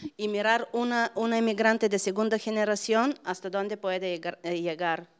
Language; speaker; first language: Spanish; non-native, fluent; Bulgarian